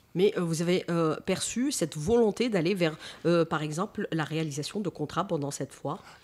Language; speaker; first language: French; non-native, local second language; Arabic